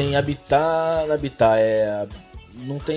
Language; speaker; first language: Portuguese; native; Portuguese